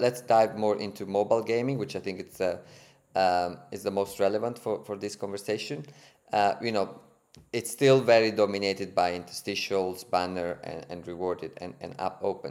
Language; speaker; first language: English; non-native, fluent; Italian